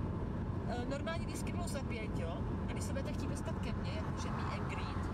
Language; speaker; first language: Czech; native; Czech